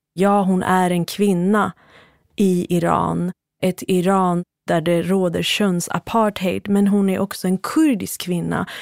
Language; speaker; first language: Swedish; early bilingual, other home language; Central Kurdish